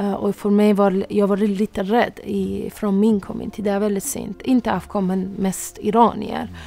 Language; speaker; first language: Swedish; non-native, fluent; Persian